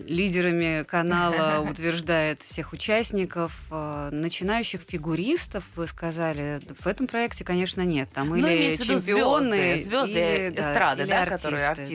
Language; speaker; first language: Russian; native; Russian